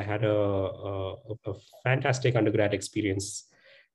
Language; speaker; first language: English; non-native, local second language; Hindi